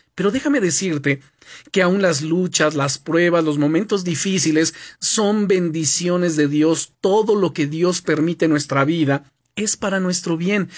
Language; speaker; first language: Spanish; native; Spanish